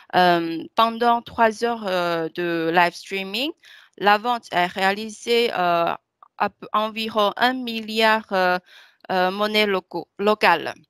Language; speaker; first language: French; non-native, fluent; Chinese